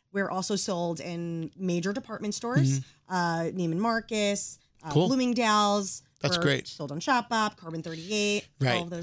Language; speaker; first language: English; native; English